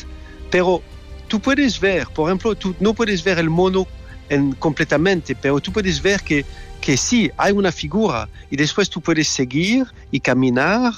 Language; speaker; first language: Spanish; non-native, learner; French